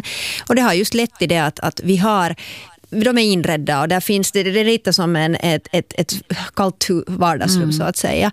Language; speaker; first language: Swedish; native; Swedish